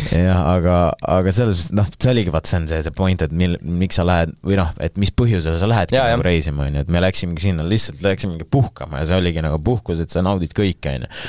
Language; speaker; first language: Estonian; non-native, local second language; Russian